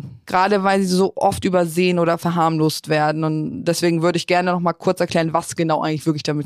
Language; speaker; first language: German; native; German